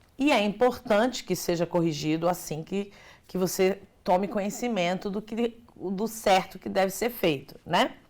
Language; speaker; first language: Portuguese; native; Portuguese